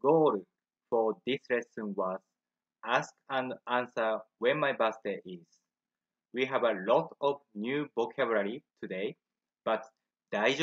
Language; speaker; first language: English; non-native, fluent; Japanese